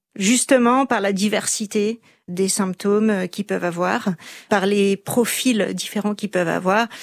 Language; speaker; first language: French; native; French